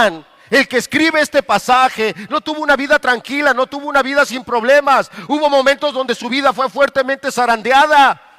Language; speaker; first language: Spanish; native; Spanish